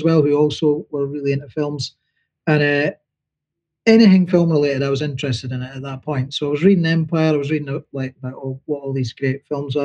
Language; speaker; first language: English; native; English